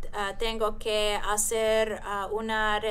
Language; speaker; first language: Spanish; non-native, learner; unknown